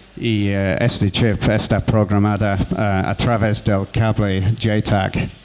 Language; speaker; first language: Spanish; non-native, learner; English